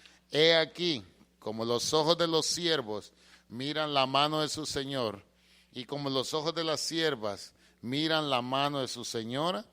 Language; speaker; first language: Spanish; native; Spanish